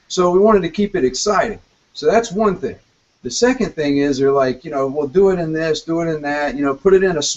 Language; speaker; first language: English; native; English